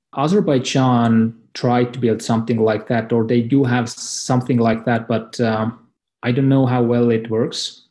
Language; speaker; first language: English; non-native, fluent; Estonian